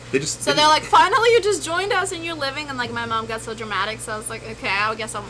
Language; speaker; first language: English; non-native, fluent; Albanian